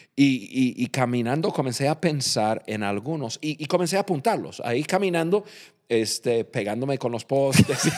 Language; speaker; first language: Spanish; non-native, fluent; English